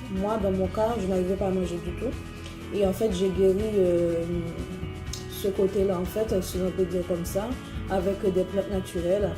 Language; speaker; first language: French; native; French